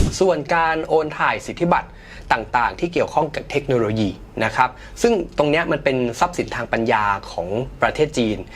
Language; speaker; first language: Thai; native; Thai